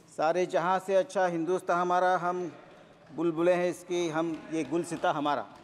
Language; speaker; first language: Hindi; non-native, local second language; Marathi